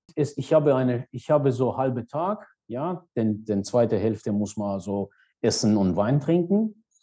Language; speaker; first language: German; non-native, fluent; Georgian